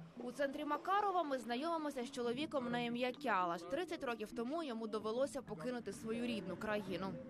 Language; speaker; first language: Ukrainian; native; Ukrainian